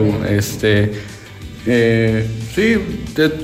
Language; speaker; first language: Catalan; non-native, learner; Spanish